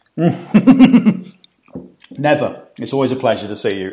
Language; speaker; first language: English; native; English